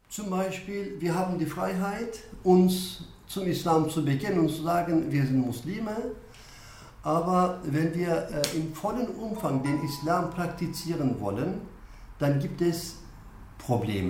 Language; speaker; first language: German; non-native, fluent; Turkish